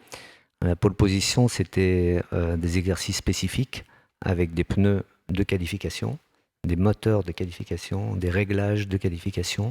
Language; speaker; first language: French; native; French